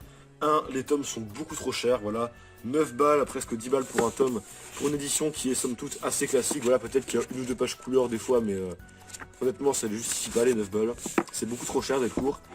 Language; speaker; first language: French; native; French